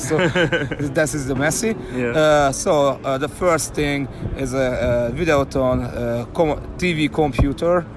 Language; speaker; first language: English; non-native, learner; Hungarian